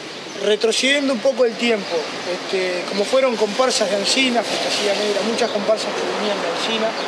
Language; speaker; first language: Spanish; native; Spanish